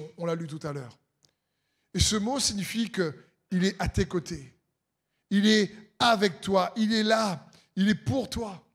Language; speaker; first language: French; native; French